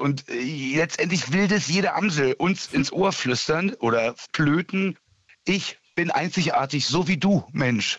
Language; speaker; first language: German; native; German